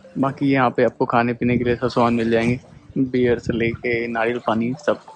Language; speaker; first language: Hindi; native; Hindi